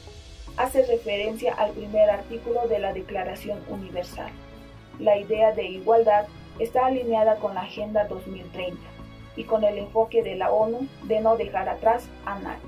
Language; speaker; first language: Spanish; native; Spanish